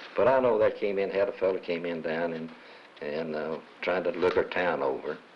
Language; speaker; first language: English; native; English